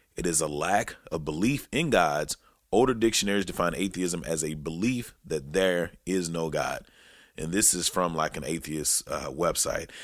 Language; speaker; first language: English; native; English